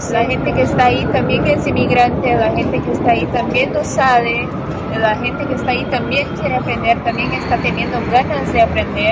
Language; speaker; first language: Spanish; non-native, fluent; Portuguese